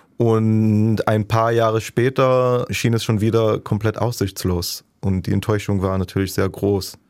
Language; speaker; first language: German; non-native, fluent; Hebrew